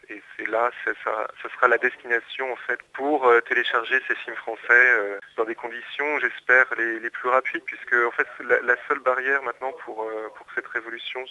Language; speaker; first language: French; native; French